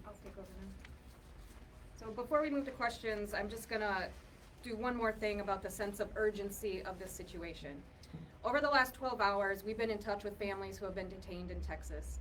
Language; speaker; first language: English; native; English